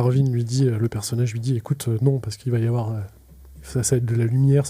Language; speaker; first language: French; native; French